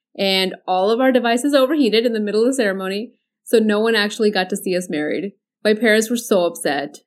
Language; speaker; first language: English; early bilingual, other home language; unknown